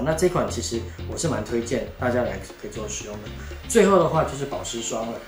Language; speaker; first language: Chinese; native; Chinese